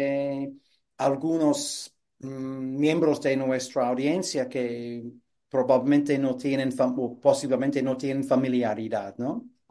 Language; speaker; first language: Spanish; non-native, fluent; English